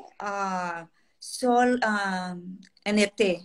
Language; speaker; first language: French; non-native, learner; Portuguese